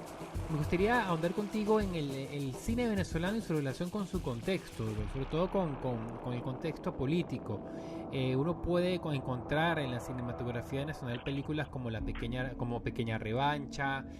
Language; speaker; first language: Spanish; native; Spanish